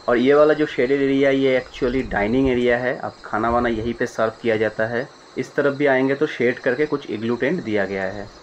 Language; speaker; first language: Hindi; non-native, local second language; Bangla